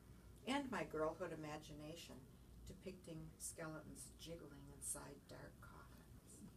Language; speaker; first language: English; native; English